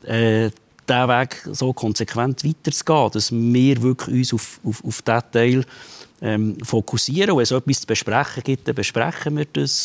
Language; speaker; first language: German; native; German